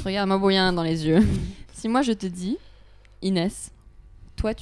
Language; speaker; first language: French; native; French